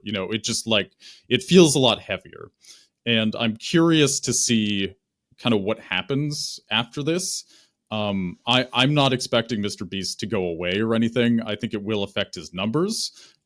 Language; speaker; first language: English; native; English